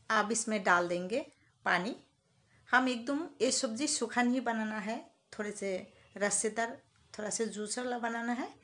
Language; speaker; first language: Hindi; native; Hindi